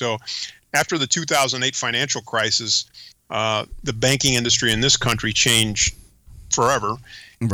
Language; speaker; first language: English; early bilingual, other home language; Spanish